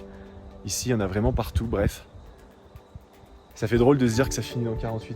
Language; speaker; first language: French; native; French